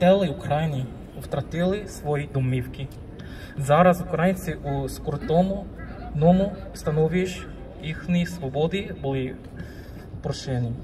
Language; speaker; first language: Ukrainian; non-native, learner; Korean